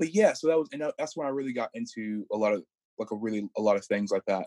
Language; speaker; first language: English; native; English